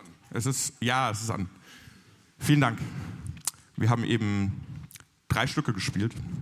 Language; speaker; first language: German; native; German